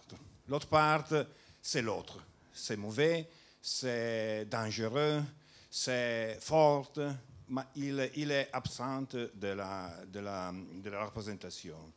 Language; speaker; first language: French; non-native, learner; Italian